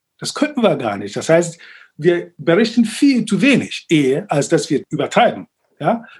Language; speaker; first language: German; non-native, fluent; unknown